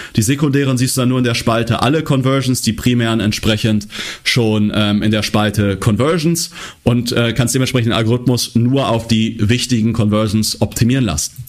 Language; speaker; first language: German; native; German